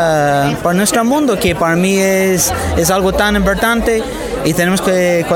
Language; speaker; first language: Spanish; non-native, fluent; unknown